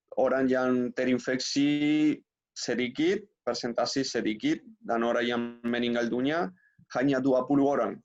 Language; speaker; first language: Indonesian; non-native, fluent; Spanish